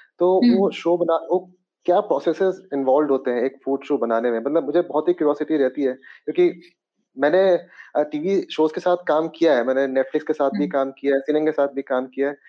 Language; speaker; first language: Hindi; native; Hindi